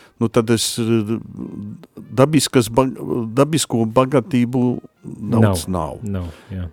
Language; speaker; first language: Latvian; non-native, fluent; Polish